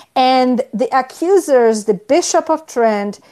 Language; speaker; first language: English; non-native, fluent; Polish